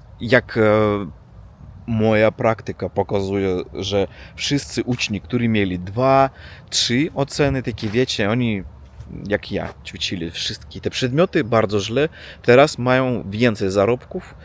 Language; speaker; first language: Polish; non-native, learner; Russian